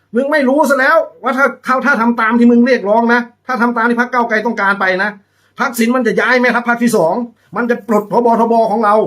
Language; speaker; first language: Thai; native; Thai